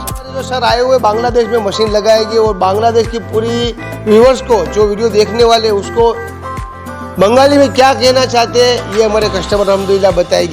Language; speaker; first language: Hindi; non-native, local second language; Gujarati